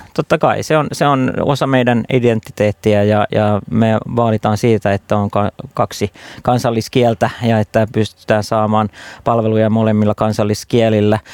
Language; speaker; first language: Finnish; non-native, local second language; Swedish